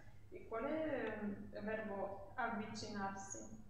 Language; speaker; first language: Italian; non-native, learner; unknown